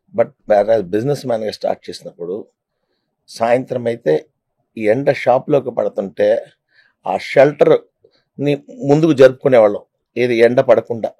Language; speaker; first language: Telugu; native; Telugu